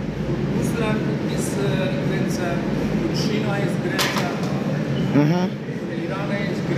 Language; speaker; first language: German; non-native, learner; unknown